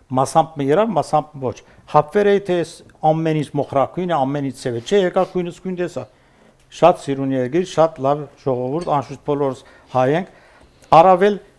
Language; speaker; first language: Armenian; early bilingual, heritage; Armenian